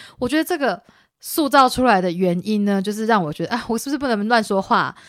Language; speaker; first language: Chinese; native; Chinese